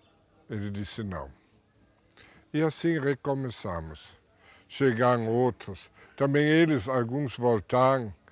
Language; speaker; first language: Portuguese; non-native, fluent; German